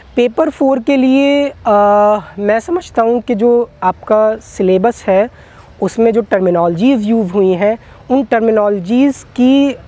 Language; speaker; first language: Hindi; native; Hindi